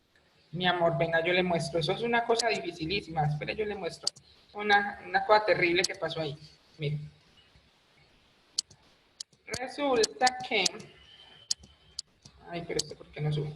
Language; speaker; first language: Spanish; native; Spanish